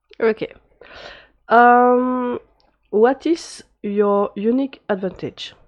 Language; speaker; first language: English; non-native, fluent; French